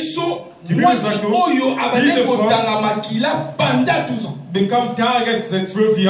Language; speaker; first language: German; non-native, learner; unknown